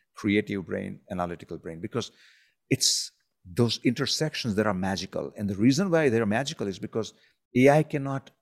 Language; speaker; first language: English; non-native, local second language; Gujarati